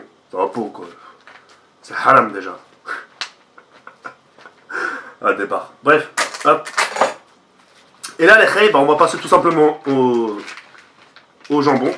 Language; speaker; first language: French; native; French